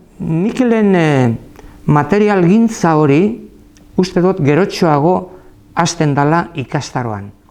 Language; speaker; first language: Basque; native; Basque